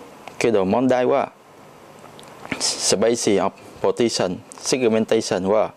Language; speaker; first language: Japanese; non-native, learner; Chinese